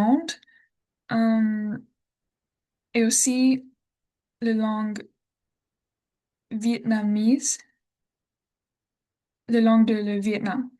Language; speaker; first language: French; non-native, learner; English